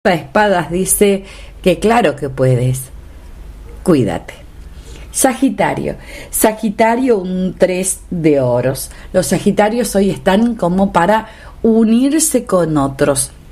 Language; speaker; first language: Spanish; native; Spanish